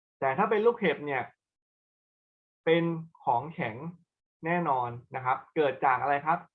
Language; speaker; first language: Thai; native; Thai